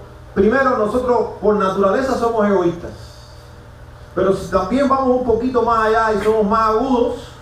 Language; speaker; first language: Spanish; native; Spanish